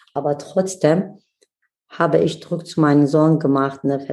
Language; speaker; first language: German; non-native, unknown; Kurdish